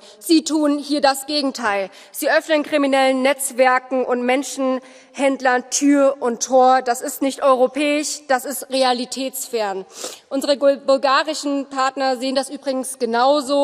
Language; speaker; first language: German; native; German